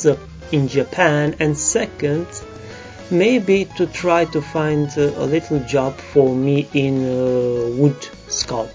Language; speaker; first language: English; non-native, learner; Romanian